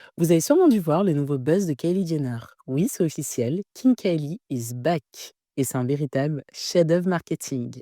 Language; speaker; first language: French; native; French